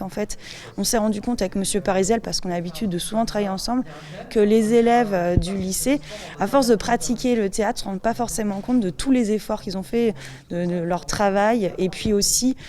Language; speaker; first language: French; native; French